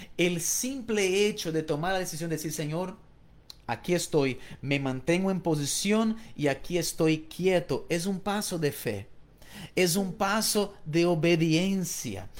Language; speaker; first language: Spanish; non-native, fluent; Portuguese